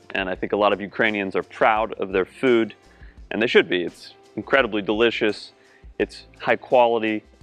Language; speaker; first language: English; native; English